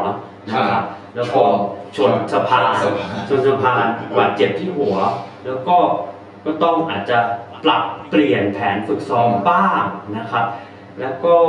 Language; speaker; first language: Thai; native; Thai